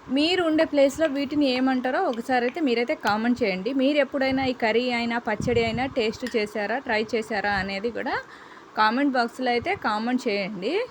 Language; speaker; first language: Telugu; non-native, local second language; Lambadi